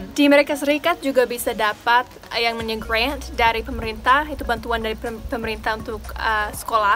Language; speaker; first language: Indonesian; non-native, fluent; English